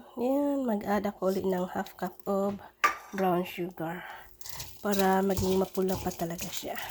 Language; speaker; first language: Filipino; non-native, local second language; Cebuano